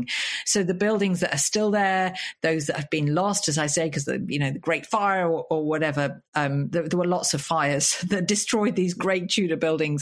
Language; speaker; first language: English; native; English